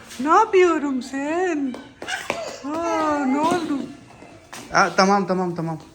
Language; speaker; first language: Turkish; non-native, learner; Urdu